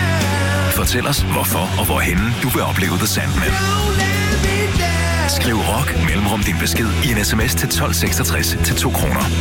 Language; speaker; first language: Danish; native; Danish